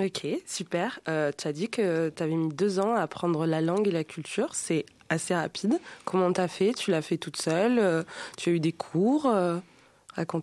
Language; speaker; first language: French; native; French